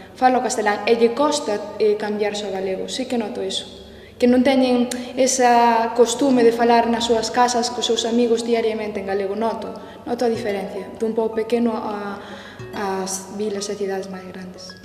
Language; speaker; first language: Galician; native; Galician